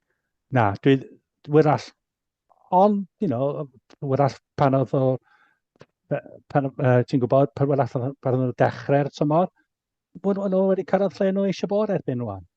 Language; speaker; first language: Welsh; non-native, fluent; English